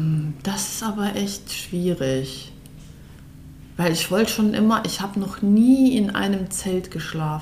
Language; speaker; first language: German; early bilingual, other home language; Russian